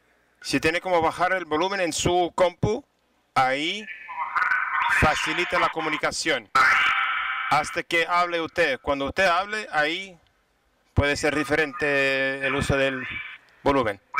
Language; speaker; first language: Spanish; non-native, fluent; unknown